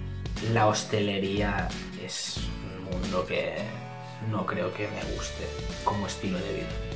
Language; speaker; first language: Spanish; early bilingual, other home language; Italian